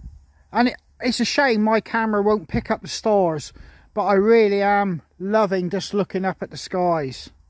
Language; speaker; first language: English; native; English